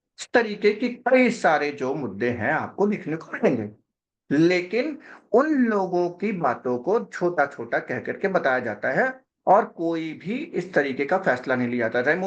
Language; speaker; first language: Hindi; native; Hindi